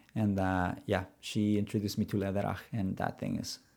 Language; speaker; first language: English; early bilingual, other home language; Spanish